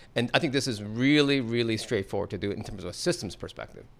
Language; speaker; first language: English; native; English